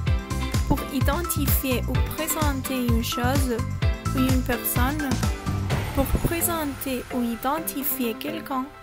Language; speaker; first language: French; non-native, learner; Spanish